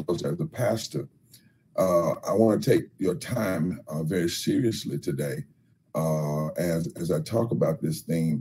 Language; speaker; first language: English; native; English